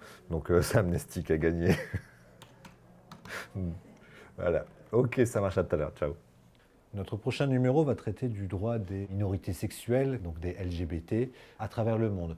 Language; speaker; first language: French; native; French